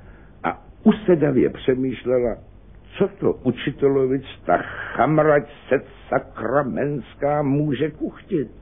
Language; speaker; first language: Czech; native; Czech